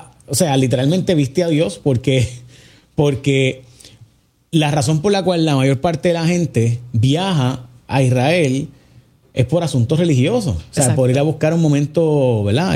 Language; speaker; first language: Spanish; native; Spanish